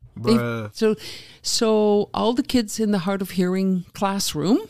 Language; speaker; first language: English; non-native, fluent; Dutch